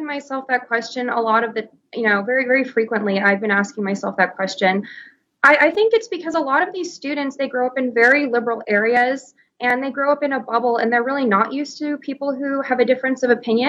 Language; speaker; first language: English; native; English